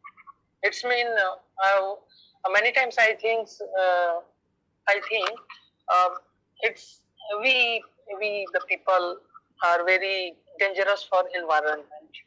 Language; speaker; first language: English; non-native, learner; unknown